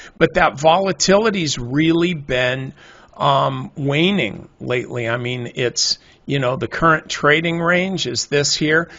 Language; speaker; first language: English; native; English